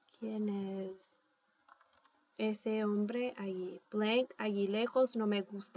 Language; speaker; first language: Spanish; non-native, fluent; English